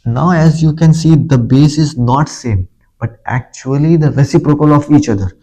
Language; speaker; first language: English; non-native, local second language; Hindi